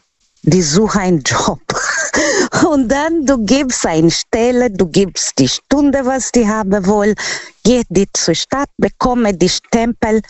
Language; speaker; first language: German; non-native, learner; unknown